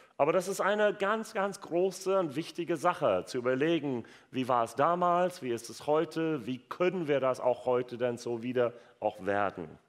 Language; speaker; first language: German; non-native, fluent; English